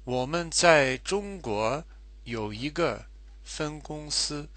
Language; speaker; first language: Chinese; non-native, fluent; English